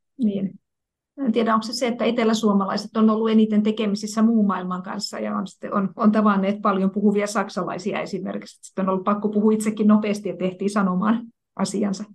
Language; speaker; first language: Finnish; native; Finnish